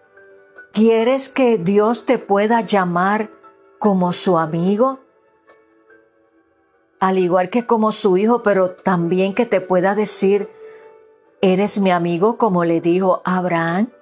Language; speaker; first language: Spanish; native; Spanish